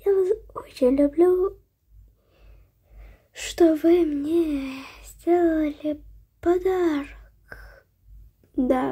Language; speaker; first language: Russian; early bilingual, heritage; Russian